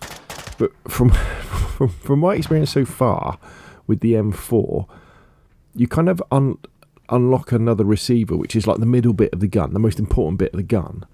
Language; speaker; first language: English; native; English